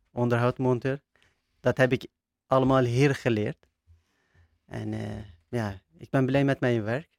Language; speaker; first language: Dutch; non-native, learner; Turkish